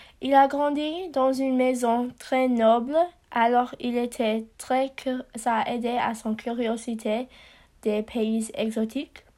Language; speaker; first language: French; non-native, learner; English